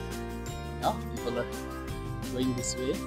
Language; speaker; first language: English; non-native, learner; Bangla